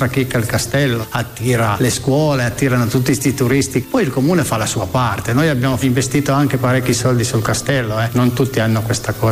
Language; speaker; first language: Italian; native; Italian